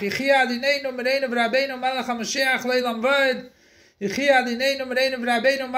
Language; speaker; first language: Hebrew; non-native, fluent; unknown